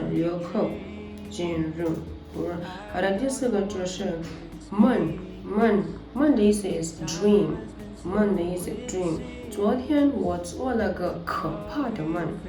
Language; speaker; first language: Chinese; non-native, learner; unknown